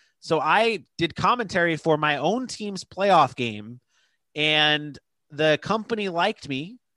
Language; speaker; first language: English; native; English